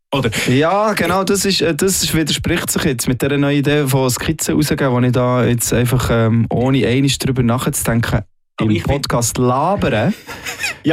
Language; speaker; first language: German; native; German